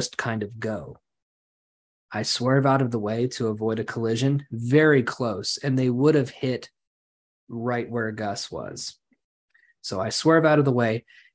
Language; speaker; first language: English; native; English